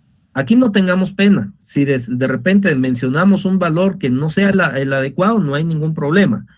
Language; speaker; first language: Spanish; native; Spanish